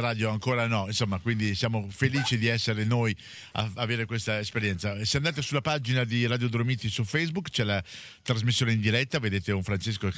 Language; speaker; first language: Italian; native; Italian